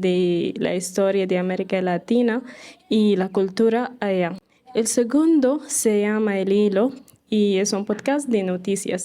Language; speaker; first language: Spanish; non-native, fluent; Arabic